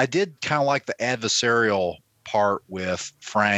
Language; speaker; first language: English; native; English